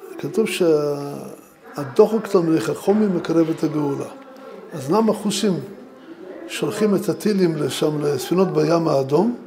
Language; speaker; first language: Hebrew; non-native, fluent; Russian